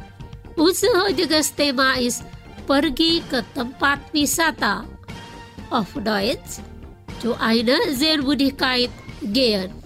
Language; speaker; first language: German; non-native, fluent; Indonesian